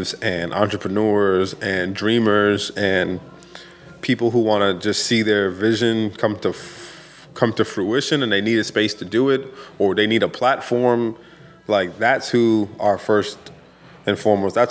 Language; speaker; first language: English; native; English